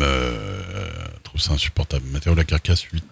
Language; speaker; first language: French; native; French